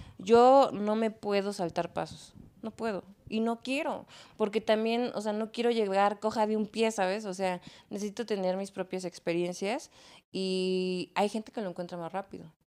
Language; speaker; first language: Spanish; native; Spanish